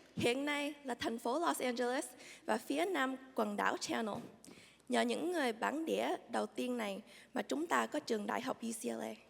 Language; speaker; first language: Vietnamese; early bilingual, heritage; Vietnamese